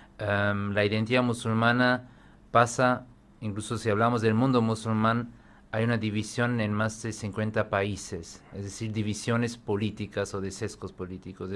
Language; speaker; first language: Spanish; non-native, fluent; Urdu